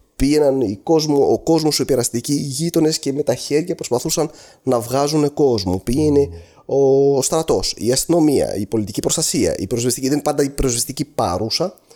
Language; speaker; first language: Greek; non-native, fluent; Arabic